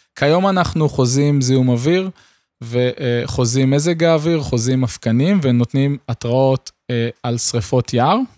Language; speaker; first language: Hebrew; native; Hebrew